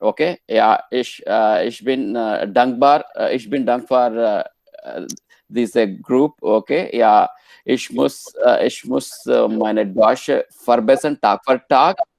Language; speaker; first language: German; non-native, learner; Hindi